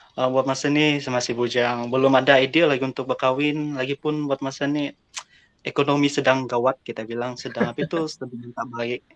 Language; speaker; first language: Malay; non-native, local second language; Central Dusun